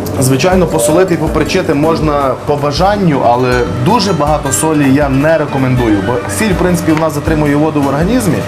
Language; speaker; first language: Ukrainian; native; Ukrainian